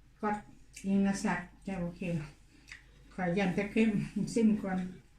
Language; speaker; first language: Swedish; non-native, learner; Thai